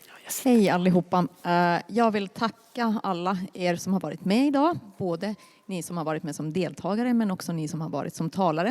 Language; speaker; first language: Swedish; non-native, local second language; Finnish